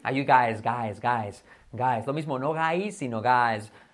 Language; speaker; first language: English; non-native, fluent; Spanish